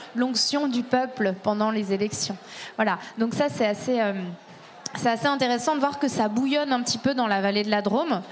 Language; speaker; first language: French; native; French